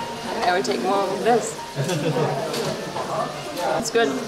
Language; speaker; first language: English; non-native, fluent; German